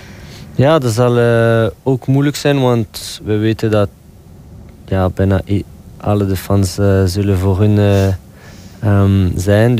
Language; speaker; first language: Dutch; non-native, local second language; French